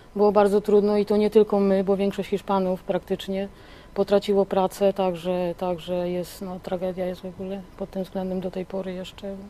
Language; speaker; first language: Polish; native; Polish